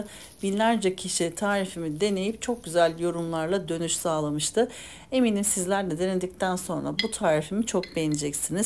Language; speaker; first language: Turkish; native; Turkish